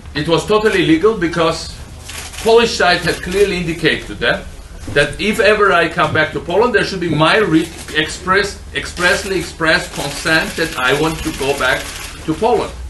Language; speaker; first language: English; non-native, fluent; Georgian